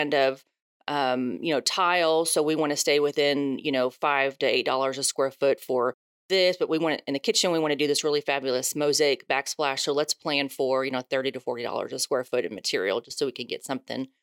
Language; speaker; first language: English; native; English